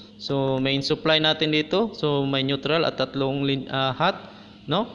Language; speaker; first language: Filipino; non-native, local second language; Cebuano